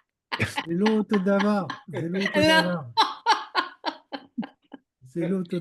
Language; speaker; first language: Hebrew; non-native, learner; French